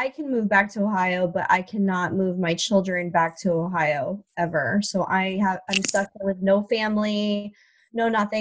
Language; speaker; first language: English; native; English